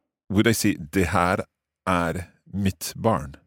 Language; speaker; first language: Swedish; non-native, learner; English